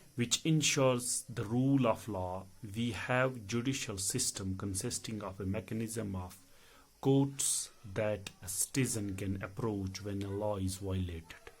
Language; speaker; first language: English; non-native, local second language; Hindi